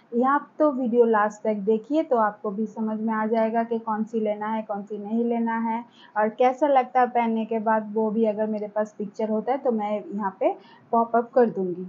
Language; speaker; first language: Hindi; non-native, local second language; Bangla